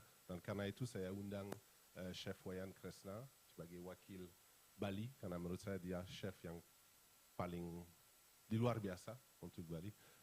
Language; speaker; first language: Indonesian; non-native, fluent; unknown